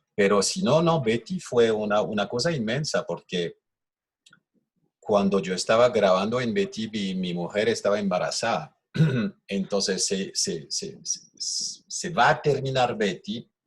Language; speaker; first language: Spanish; non-native, fluent; French